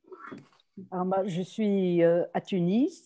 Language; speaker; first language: French; non-native, local second language; Arabic